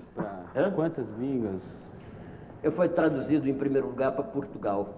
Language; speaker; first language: Portuguese; native; Portuguese